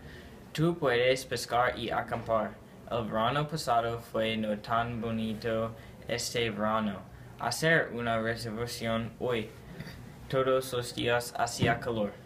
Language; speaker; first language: Spanish; non-native, learner; English